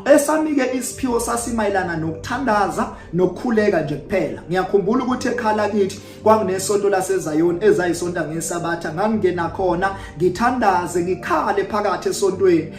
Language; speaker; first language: Zulu; native; Zulu